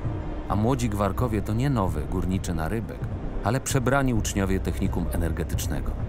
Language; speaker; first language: Polish; native; Polish